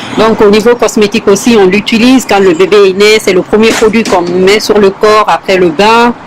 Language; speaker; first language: French; non-native, local second language; Fula